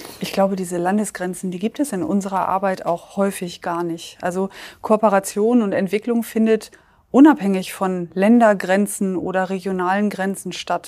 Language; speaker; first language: German; native; German